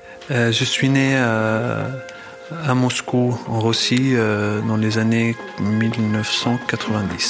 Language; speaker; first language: French; non-native, fluent; Arabic